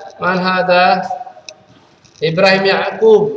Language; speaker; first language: Arabic; non-native, fluent; Indonesian